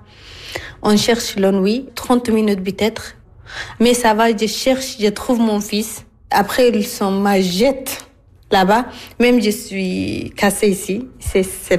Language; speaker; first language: French; non-native, learner; Arabic